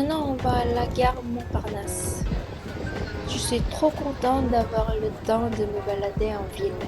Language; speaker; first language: French; non-native, fluent; Korean